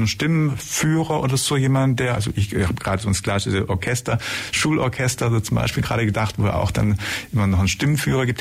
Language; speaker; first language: German; native; German